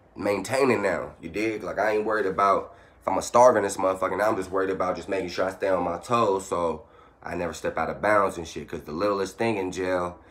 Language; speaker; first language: English; native; English